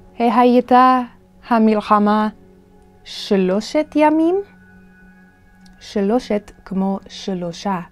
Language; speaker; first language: Hebrew; non-native, fluent; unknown